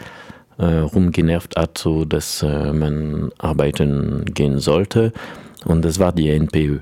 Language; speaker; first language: German; non-native, learner; French